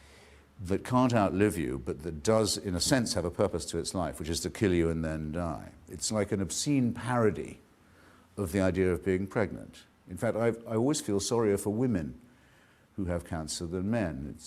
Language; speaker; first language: English; native; English